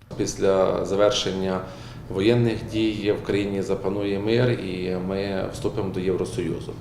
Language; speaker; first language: Ukrainian; native; Ukrainian